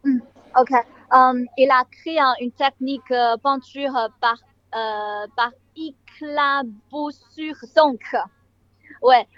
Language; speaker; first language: French; non-native, learner; Chinese